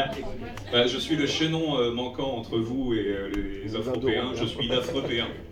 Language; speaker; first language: French; native; French